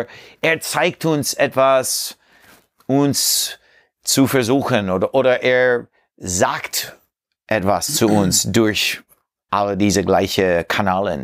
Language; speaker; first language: German; non-native, learner; English